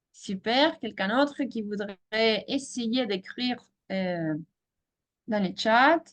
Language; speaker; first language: French; non-native, fluent; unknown